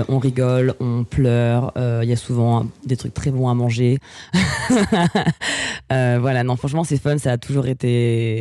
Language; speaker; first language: French; native; French